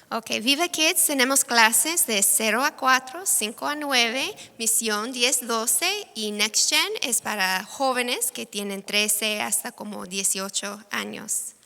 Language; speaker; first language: Spanish; non-native, fluent; English